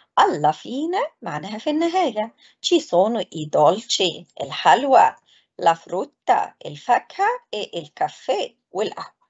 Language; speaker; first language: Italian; non-native, fluent; Arabic